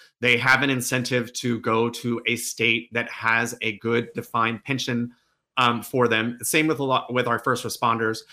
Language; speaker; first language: English; native; English